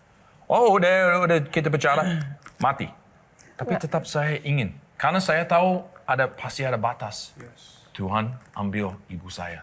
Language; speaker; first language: Indonesian; non-native, learner; English